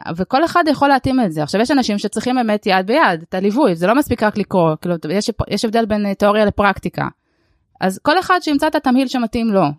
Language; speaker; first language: Hebrew; early bilingual, other home language; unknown